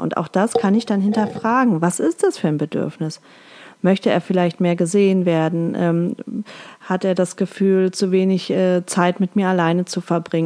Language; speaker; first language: German; native; German